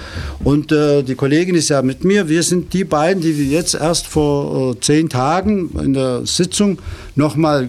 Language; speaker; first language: German; native; German